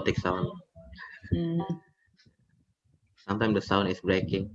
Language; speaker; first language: English; non-native, fluent; Indonesian